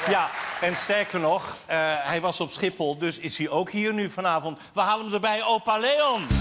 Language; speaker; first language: Dutch; native; Dutch